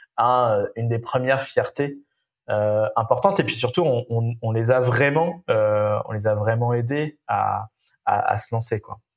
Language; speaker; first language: French; native; French